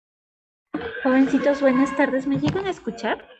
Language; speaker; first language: Spanish; native; Spanish